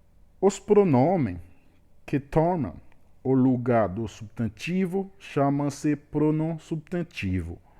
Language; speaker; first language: Portuguese; non-native, learner; Haitian Creole